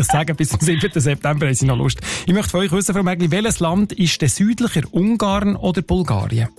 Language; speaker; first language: German; native; German